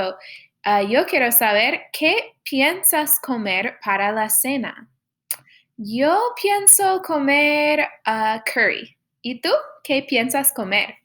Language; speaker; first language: Spanish; non-native, fluent; English